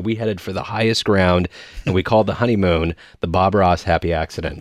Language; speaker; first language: English; native; English